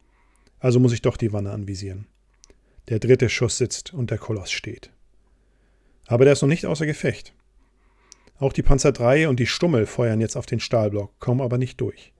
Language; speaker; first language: German; native; German